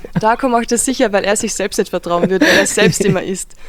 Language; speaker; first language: German; native; German